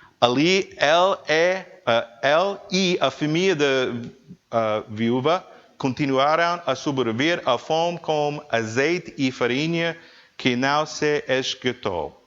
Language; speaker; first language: Portuguese; non-native, learner; English